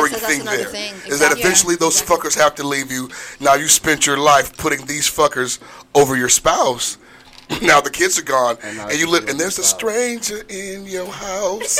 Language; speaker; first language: English; early bilingual, other home language; Haitian Creole